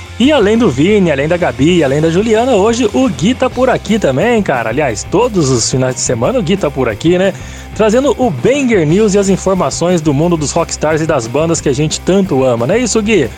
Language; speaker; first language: Portuguese; native; Portuguese